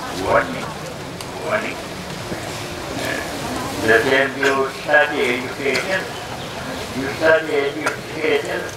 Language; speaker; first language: English; non-native, learner; Thai